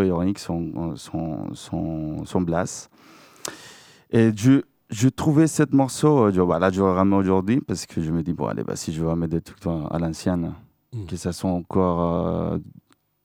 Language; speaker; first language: French; non-native, fluent; Spanish